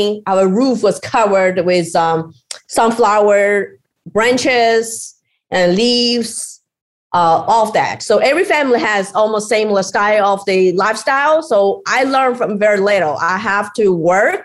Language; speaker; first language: English; non-native, fluent; Chinese